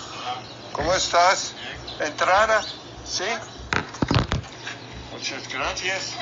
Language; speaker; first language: Spanish; non-native, learner; English